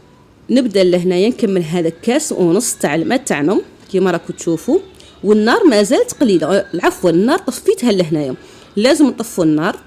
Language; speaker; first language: Arabic; native; Arabic